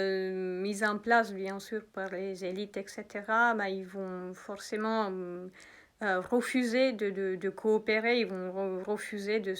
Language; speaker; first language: French; native; French